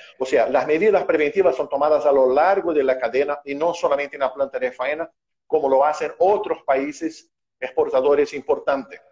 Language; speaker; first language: Spanish; non-native, fluent; Portuguese